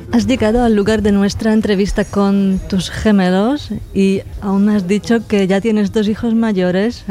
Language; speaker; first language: Spanish; non-native, fluent; Slovak